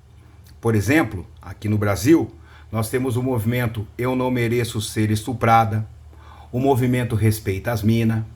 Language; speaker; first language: Portuguese; native; Portuguese